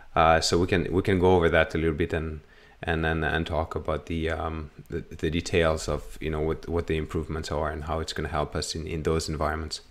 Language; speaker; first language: English; non-native, fluent; French